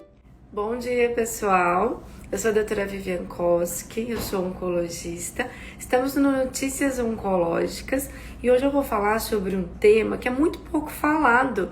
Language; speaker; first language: Portuguese; native; Portuguese